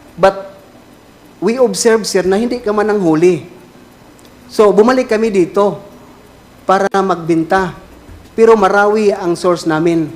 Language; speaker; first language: Filipino; non-native, local second language; Cebuano